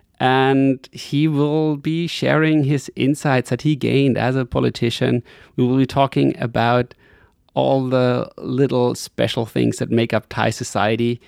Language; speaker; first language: English; native; English